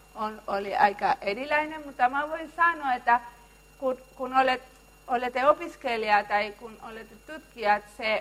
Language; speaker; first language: Finnish; non-native, learner; Spanish